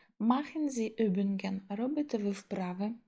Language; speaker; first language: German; non-native, fluent; Ukrainian